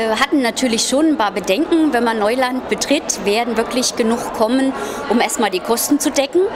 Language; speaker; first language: German; native; German